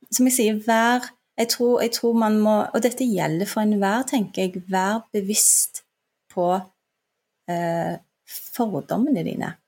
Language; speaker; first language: Norwegian; early bilingual, other home language; Turkish